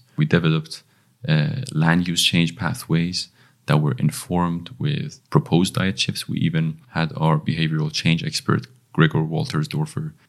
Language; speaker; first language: English; non-native, fluent; Persian